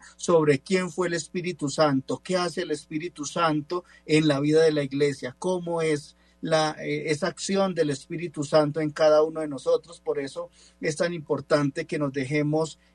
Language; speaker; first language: Spanish; native; Spanish